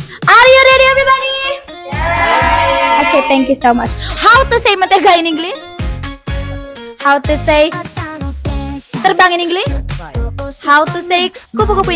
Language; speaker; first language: English; non-native, fluent; Indonesian